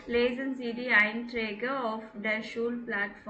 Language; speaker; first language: German; non-native, fluent; Tamil